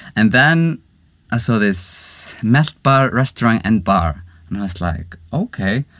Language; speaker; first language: English; non-native, fluent; Icelandic